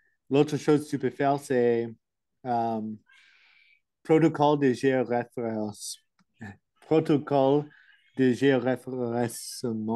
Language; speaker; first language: French; non-native, learner; English